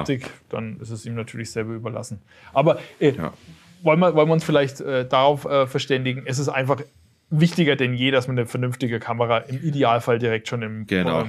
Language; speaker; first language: German; native; German